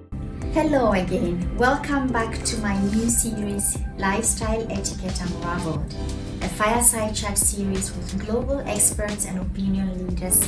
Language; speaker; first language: English; non-native, fluent; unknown